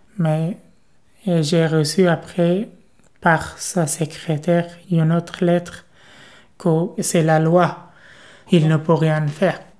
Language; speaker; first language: French; non-native, learner; Persian